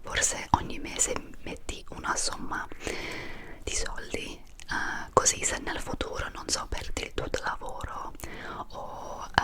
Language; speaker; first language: Italian; non-native, fluent; English